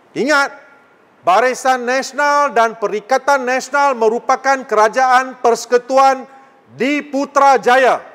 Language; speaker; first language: Malay; non-native, local second language; Tamil